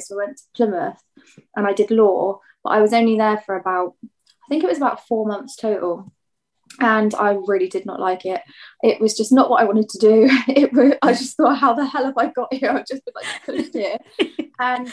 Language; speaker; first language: English; native; English